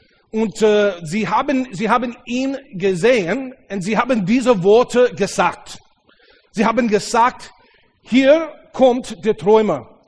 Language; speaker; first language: German; non-native, learner; English